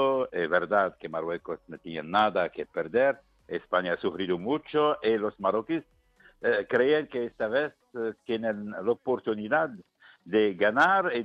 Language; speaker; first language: Spanish; non-native, fluent; Arabic